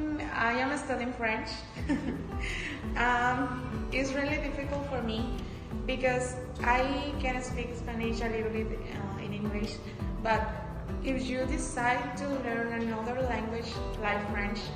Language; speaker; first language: English; non-native, fluent; Spanish